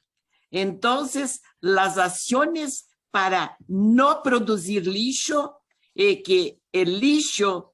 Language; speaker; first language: Spanish; non-native, learner; Portuguese